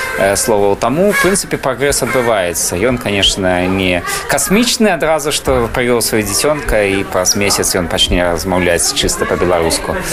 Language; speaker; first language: Belarusian; native; Belarusian